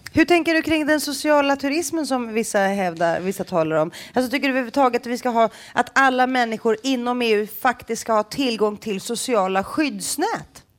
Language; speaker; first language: Swedish; native; Swedish